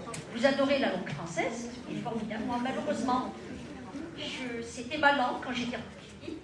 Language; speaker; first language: French; non-native, local second language; Arabic